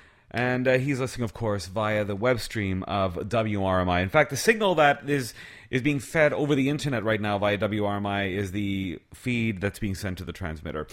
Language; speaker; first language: English; native; English